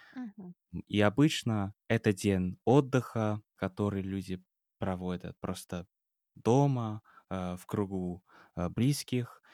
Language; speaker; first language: Russian; non-native, fluent; English